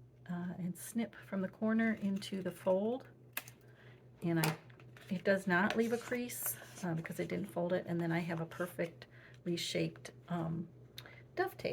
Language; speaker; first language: English; native; English